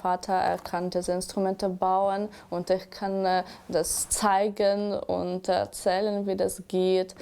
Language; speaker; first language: German; non-native, learner; Ukrainian